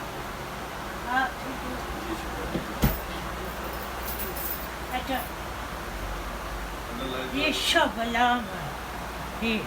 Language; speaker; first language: Hindi; non-native, learner; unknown